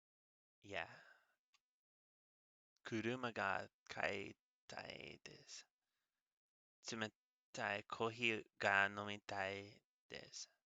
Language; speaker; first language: Japanese; non-native, learner; English